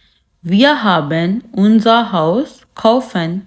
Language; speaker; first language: German; non-native, learner; Urdu